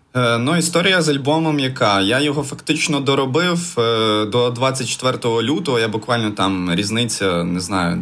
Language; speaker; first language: Ukrainian; native; Ukrainian